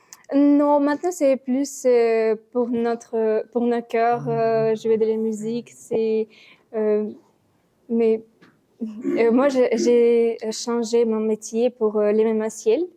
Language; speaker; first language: French; non-native, learner; Ukrainian